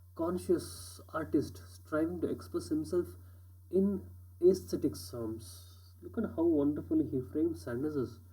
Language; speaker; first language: English; non-native, local second language; Kannada